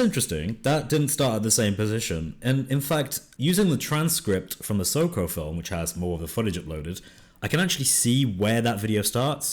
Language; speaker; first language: English; native; English